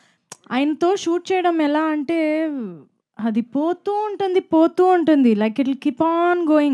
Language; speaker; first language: Telugu; non-native, fluent; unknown